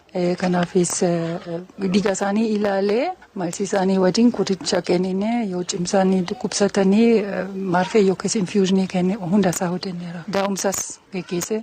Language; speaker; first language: Oromo; non-native, fluent; German